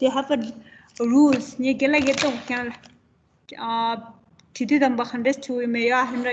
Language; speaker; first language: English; non-native, learner; Tibetan